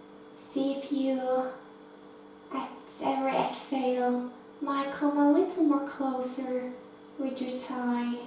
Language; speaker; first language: English; non-native, fluent; Norwegian